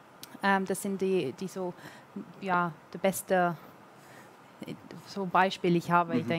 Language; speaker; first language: German; non-native, learner; English